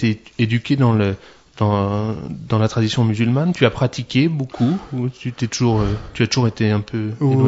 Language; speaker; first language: French; native; French